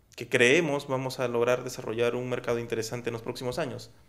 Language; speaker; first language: Spanish; native; Spanish